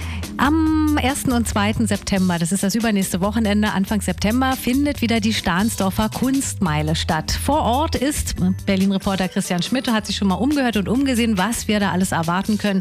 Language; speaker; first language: German; native; German